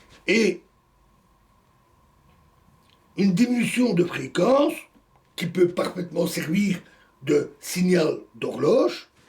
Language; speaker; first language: French; native; French